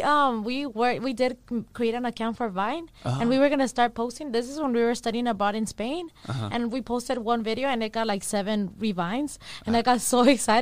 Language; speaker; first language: English; early bilingual, other home language; Spanish